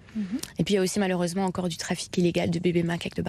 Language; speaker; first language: French; native; French